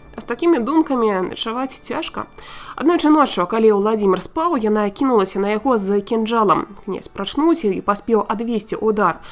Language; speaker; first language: Belarusian; native; Belarusian